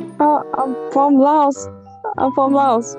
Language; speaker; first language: English; non-native, learner; Lao